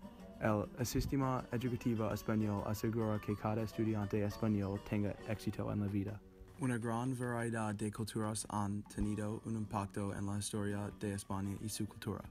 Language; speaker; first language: Spanish; non-native, learner; English